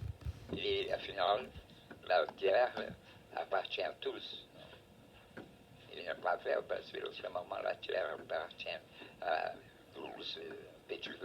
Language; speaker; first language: French; non-native, fluent; Portuguese